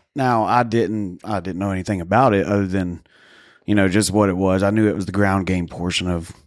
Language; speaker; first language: English; native; English